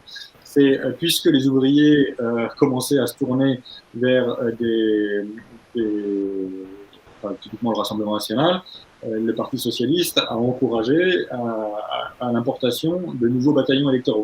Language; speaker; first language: French; native; French